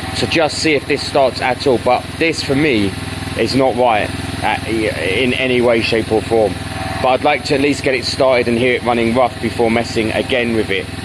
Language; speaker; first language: English; native; English